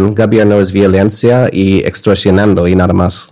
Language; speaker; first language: Spanish; non-native, learner; English